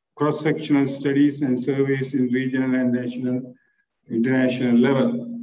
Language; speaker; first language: English; non-native, local second language; Tamil